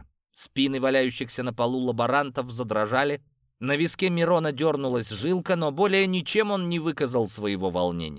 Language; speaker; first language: Russian; native; Russian